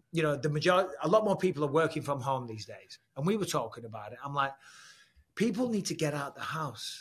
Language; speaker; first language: English; native; English